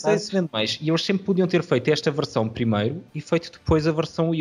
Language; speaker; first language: Portuguese; native; Portuguese